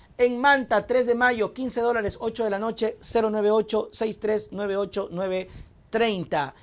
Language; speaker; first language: Spanish; native; Spanish